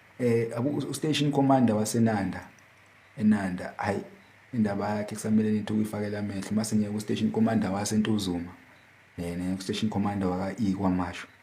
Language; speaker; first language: Zulu; native; Zulu